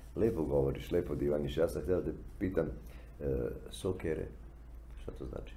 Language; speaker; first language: Serbian; native; Serbian